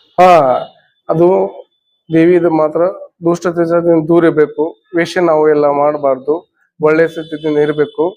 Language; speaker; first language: Kannada; non-native, local second language; Lambadi